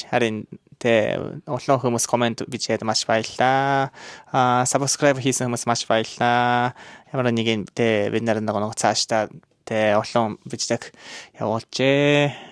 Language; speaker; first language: Mongolian; non-native, learner; Japanese